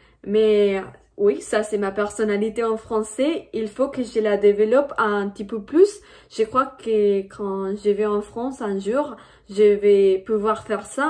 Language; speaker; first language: French; non-native, fluent; Spanish